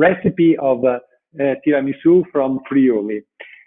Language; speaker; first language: English; non-native, fluent; Italian